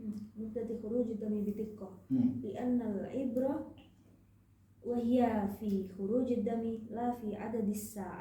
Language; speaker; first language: Arabic; non-native, learner; Indonesian